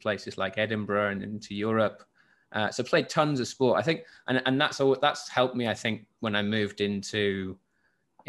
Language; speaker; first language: English; native; English